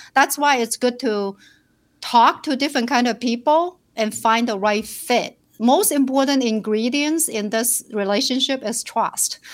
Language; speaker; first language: English; non-native, fluent; Chinese